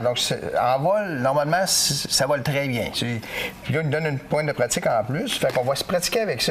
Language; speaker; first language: French; native; French